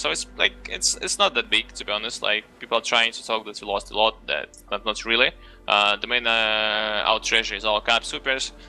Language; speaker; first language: English; non-native, fluent; Russian